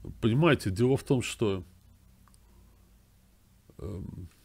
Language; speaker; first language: Russian; native; Russian